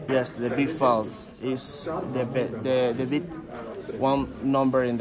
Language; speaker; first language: English; non-native, learner; Spanish